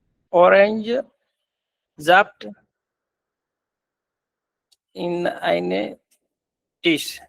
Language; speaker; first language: German; non-native, learner; Hindi